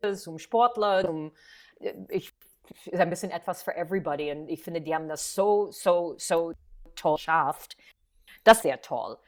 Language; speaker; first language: German; non-native, fluent; English